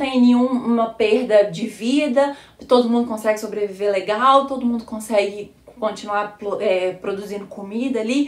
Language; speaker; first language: Portuguese; native; Portuguese